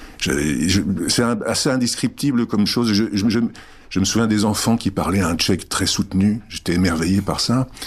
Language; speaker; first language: French; early bilingual, other home language; Czech